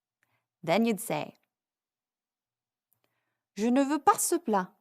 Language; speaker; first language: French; non-native, fluent; English